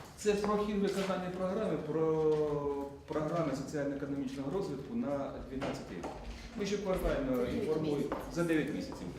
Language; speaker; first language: Ukrainian; native; Ukrainian